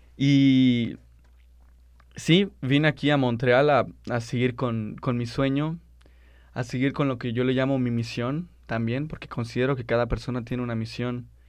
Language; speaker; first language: Spanish; native; Spanish